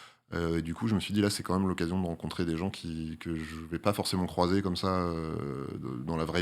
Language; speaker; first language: French; native; French